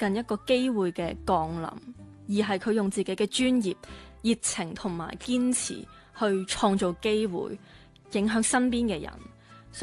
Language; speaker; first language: Cantonese; native; Cantonese